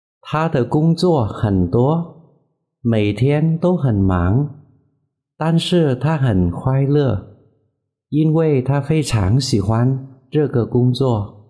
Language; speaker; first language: Chinese; non-native, fluent; Vietnamese